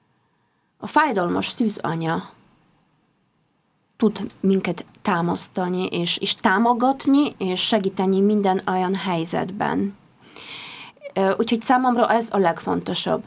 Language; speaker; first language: Hungarian; non-native, fluent; Polish